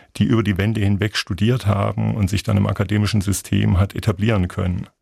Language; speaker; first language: German; native; German